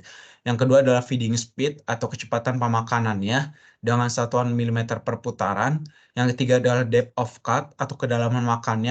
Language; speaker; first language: Indonesian; native; Indonesian